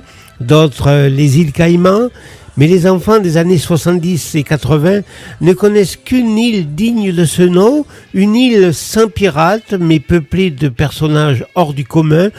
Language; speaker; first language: French; native; French